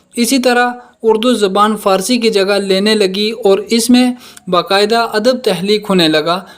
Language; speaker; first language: Urdu; native; Urdu